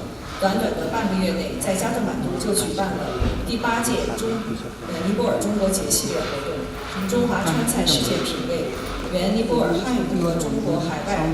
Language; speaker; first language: Chinese; native; Chinese